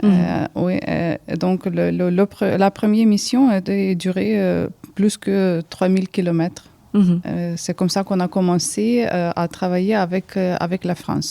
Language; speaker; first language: French; early bilingual, heritage; Ukrainian